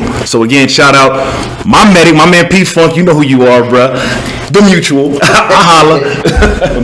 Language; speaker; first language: English; native; English